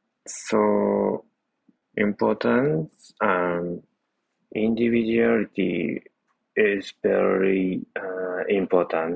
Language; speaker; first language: English; non-native, learner; Japanese